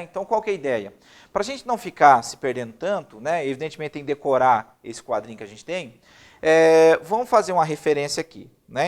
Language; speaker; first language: Portuguese; native; Portuguese